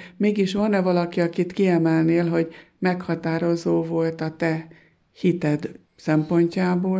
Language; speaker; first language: Hungarian; native; Hungarian